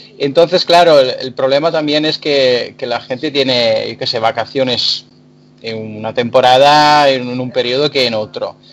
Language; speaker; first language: Spanish; non-native, fluent; Italian